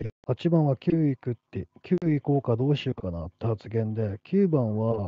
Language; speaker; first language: Japanese; native; Japanese